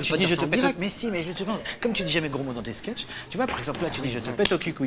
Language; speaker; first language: French; native; French